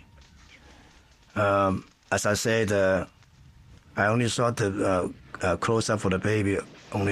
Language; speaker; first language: English; non-native, local second language; Cantonese